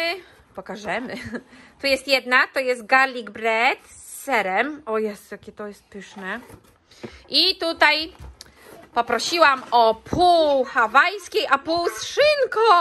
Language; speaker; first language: Polish; native; Polish